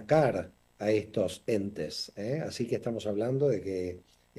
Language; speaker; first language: Spanish; native; Spanish